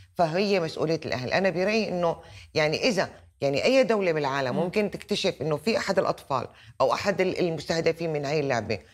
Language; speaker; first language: Arabic; native; Arabic